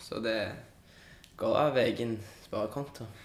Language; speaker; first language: Norwegian; native; Norwegian